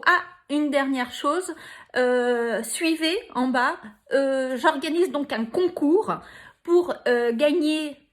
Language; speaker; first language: French; native; French